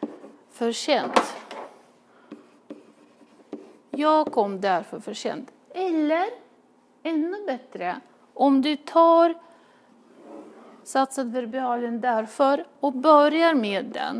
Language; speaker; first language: Swedish; non-native, fluent; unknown